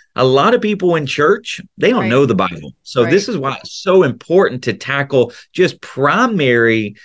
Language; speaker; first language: English; native; English